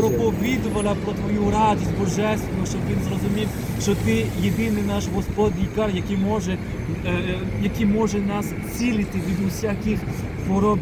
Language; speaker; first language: Ukrainian; non-native, fluent; French